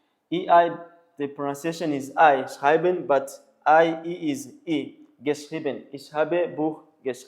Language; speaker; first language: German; non-native, learner; Kinyarwanda